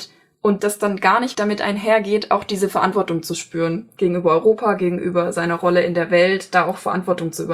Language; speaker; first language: German; native; German